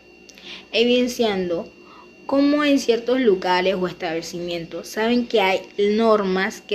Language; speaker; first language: Spanish; native; Spanish